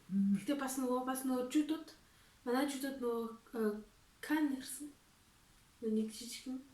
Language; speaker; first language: Mongolian; early bilingual, heritage; Mongolian